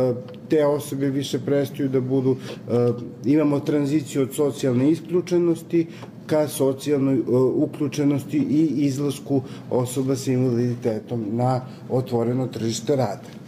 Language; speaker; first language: Serbian; native; Serbian